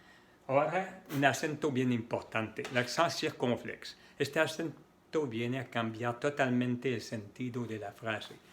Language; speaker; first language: Spanish; non-native, fluent; French